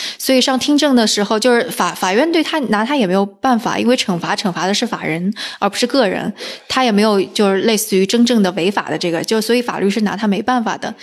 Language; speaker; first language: Chinese; native; Chinese